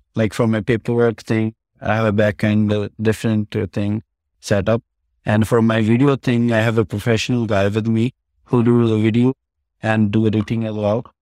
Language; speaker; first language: English; non-native, local second language; Punjabi